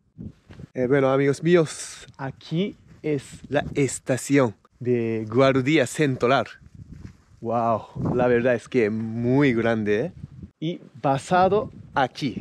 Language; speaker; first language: Spanish; non-native, fluent; Japanese